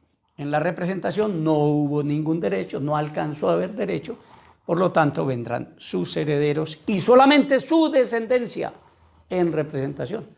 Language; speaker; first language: Spanish; native; Spanish